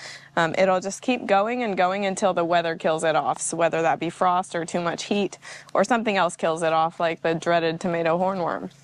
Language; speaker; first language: English; native; English